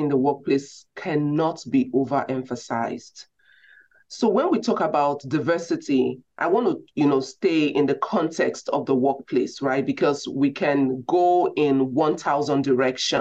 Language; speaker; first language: English; non-native, local second language; Igbo